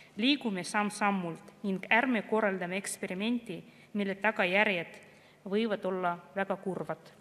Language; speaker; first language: Estonian; non-native, local second language; Russian